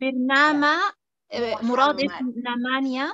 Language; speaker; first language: Indonesian; non-native, learner; Arabic